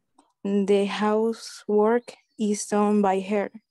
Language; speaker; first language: English; non-native, learner; Spanish